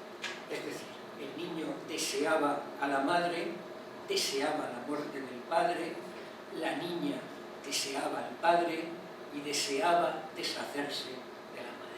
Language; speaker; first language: Spanish; native; Spanish